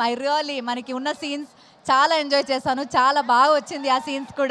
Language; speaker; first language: Telugu; non-native, fluent; Malayalam